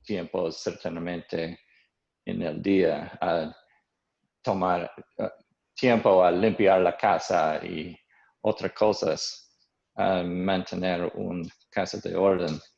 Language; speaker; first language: Spanish; non-native, learner; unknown